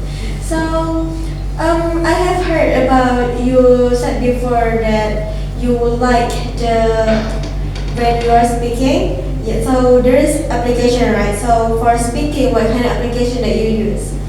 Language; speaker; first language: English; non-native, learner; Indonesian